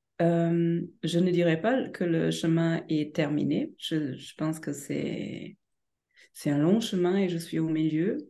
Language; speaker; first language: French; non-native, fluent; German